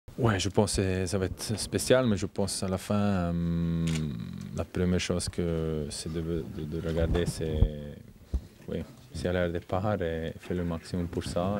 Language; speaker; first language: French; non-native, fluent; German